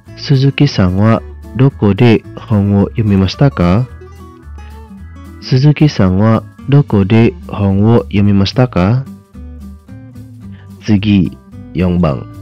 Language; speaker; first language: Japanese; non-native, fluent; Indonesian